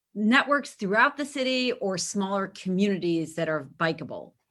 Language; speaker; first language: English; native; English